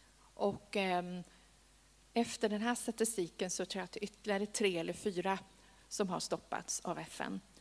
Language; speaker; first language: Swedish; native; Swedish